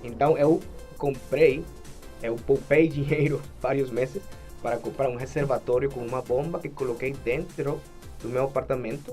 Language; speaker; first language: Portuguese; non-native, fluent; Spanish